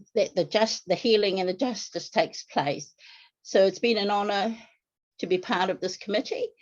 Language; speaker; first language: English; non-native, local second language; Māori